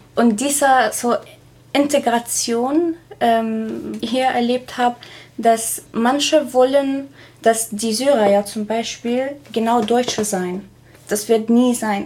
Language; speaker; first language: German; non-native, fluent; Arabic